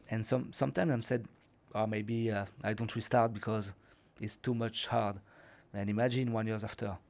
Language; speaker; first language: English; non-native, learner; French